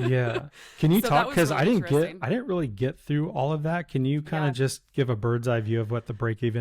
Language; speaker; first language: English; native; English